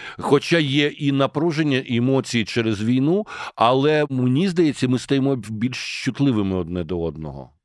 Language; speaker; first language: Ukrainian; native; Ukrainian